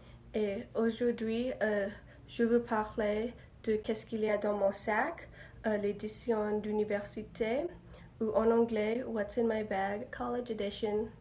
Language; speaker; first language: French; non-native, learner; English